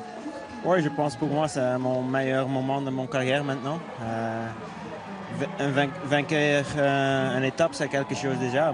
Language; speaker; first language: French; non-native, learner; Dutch